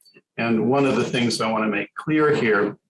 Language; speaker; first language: English; native; English